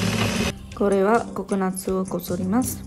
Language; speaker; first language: Japanese; non-native, learner; Sinhala